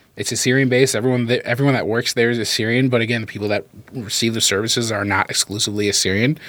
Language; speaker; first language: English; native; English